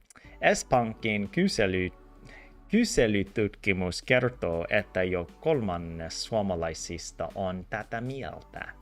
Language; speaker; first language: Finnish; non-native, learner; English